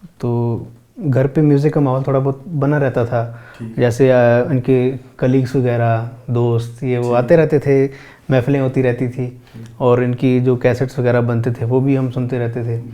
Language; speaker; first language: Hindi; non-native, local second language; Pahari-Potwari